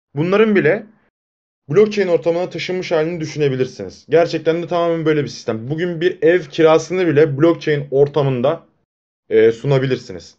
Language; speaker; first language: Turkish; native; Turkish